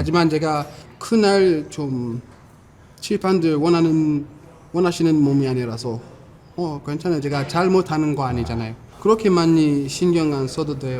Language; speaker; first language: Korean; non-native, fluent; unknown